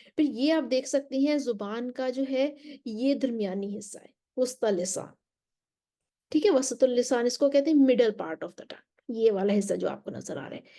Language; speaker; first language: Urdu; native; Urdu